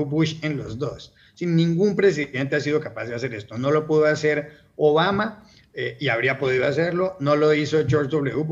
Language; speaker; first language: Spanish; native; Spanish